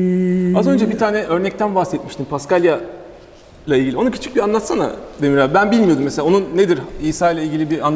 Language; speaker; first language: Turkish; native; Turkish